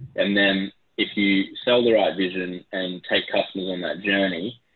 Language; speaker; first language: English; native; English